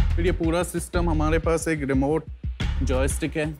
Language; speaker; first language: Hindi; native; Hindi